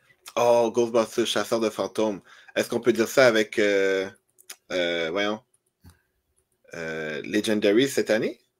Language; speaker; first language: French; native; French